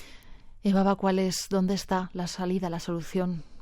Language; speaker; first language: Spanish; native; Spanish